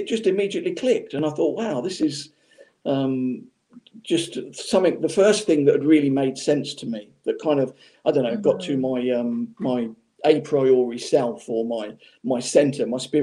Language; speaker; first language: English; native; English